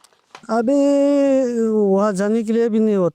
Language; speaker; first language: Hindi; non-native, local second language; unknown